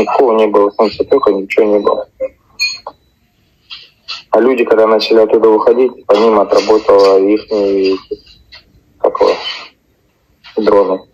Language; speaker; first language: Russian; native; Russian